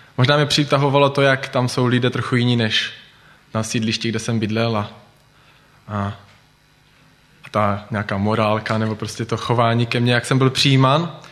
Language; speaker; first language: Czech; native; Czech